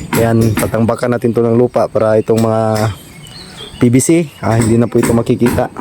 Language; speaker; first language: Filipino; non-native, local second language; Cebuano